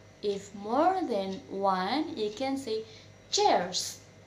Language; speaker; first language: English; non-native, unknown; Indonesian